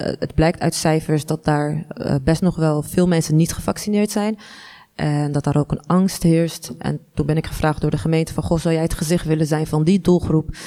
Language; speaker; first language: Dutch; early bilingual, other home language; Arabic